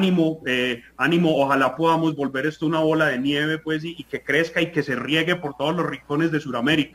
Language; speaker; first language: Spanish; native; Spanish